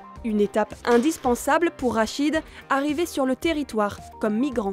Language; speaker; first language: French; native; French